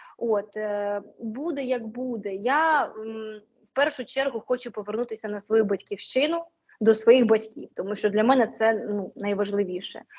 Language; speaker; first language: Ukrainian; non-native, local second language; Russian